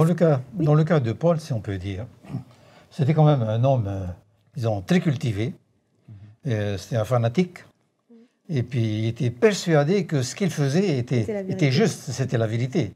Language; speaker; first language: French; native; French